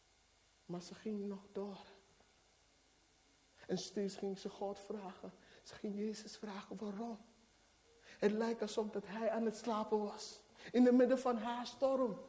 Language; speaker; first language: Dutch; non-native, fluent; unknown